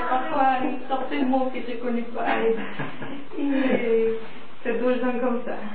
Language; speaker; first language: French; non-native, fluent; Spanish